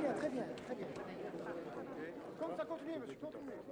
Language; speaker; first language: French; non-native, learner; Russian